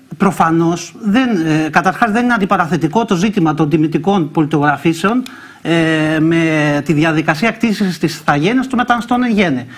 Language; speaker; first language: Greek; early bilingual, other home language; Albanian